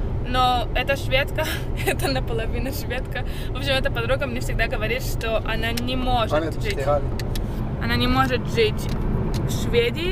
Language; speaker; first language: Russian; early bilingual, heritage; Russian